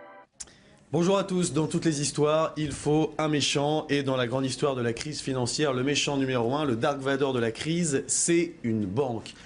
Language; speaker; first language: French; native; French